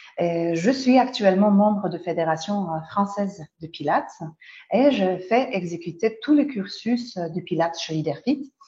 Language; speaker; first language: French; non-native, fluent; Polish